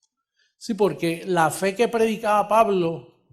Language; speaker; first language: Spanish; native; Spanish